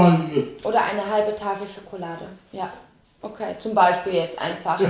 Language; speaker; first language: German; native; German